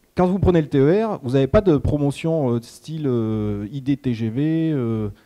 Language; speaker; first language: French; native; French